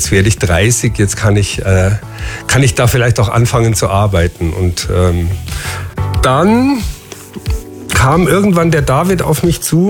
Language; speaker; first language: German; native; German